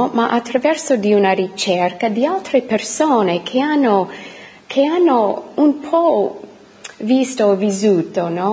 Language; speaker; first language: Italian; non-native, fluent; English